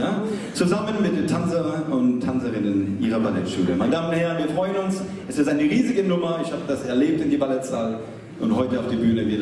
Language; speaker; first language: German; non-native, fluent; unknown